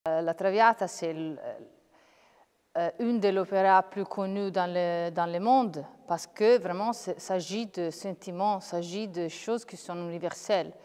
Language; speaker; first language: French; non-native, fluent; Italian